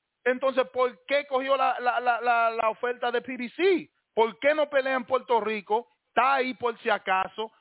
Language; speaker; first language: Spanish; early bilingual, heritage; Spanish